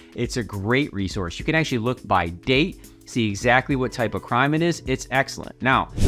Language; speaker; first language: English; native; English